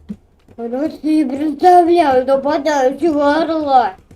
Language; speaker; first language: Russian; native; Russian